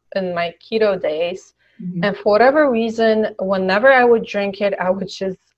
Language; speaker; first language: English; early bilingual, other home language; Polish